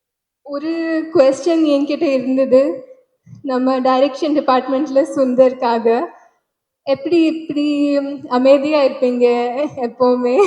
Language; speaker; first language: Tamil; non-native, learner; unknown